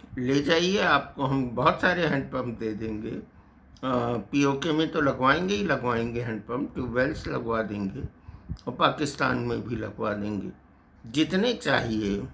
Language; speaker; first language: Hindi; native; Hindi